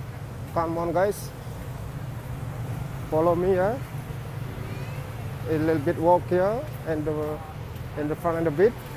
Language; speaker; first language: English; non-native, learner; Indonesian